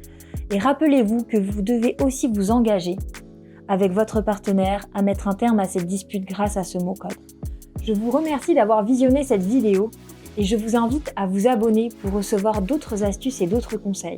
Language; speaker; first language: French; native; French